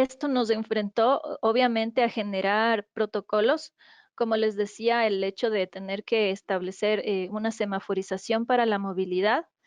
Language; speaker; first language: Spanish; native; Spanish